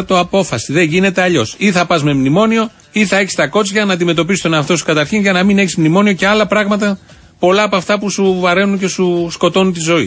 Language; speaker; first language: Greek; native; Greek